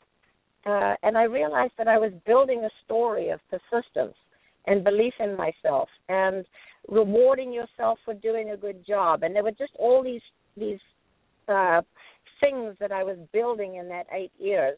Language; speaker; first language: English; native; English